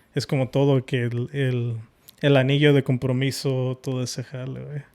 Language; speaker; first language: Spanish; early bilingual, heritage; Spanish